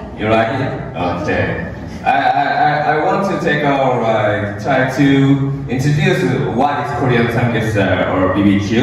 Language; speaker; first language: English; non-native, learner; Korean